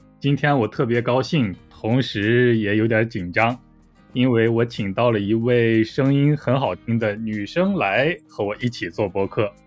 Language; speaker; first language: Chinese; native; Chinese